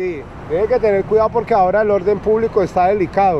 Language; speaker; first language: Spanish; native; Spanish